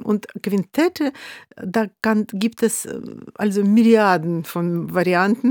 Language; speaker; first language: German; non-native, fluent; Russian